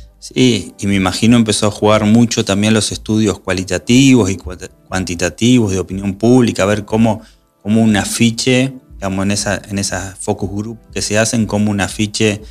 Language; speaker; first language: Spanish; native; Spanish